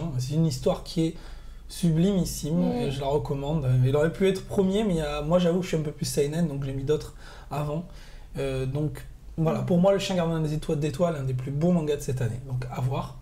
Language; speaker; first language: French; native; French